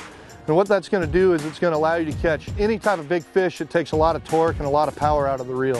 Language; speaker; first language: English; native; English